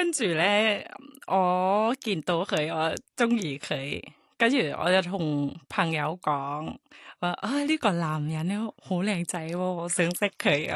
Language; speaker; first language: Cantonese; non-native, learner; Thai